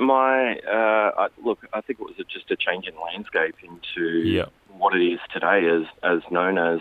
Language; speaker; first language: English; native; English